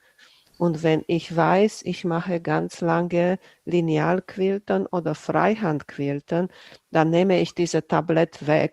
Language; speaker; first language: German; non-native, fluent; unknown